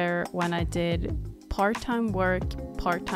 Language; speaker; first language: English; non-native, fluent; Swedish